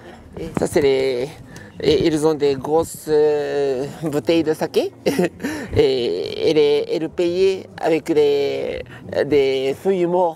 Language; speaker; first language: French; non-native, fluent; Japanese